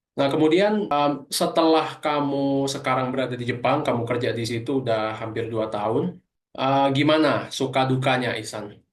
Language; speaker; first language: Indonesian; native; Indonesian